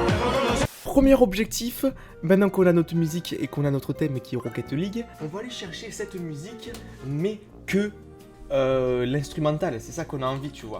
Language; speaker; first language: French; native; French